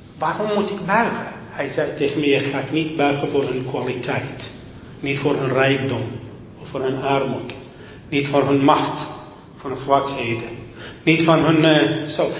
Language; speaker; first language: Dutch; non-native, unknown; Arabic